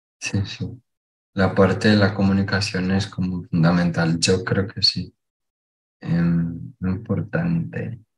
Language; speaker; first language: Spanish; non-native, fluent; Portuguese